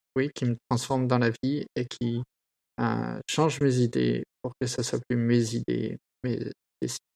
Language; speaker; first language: French; native; French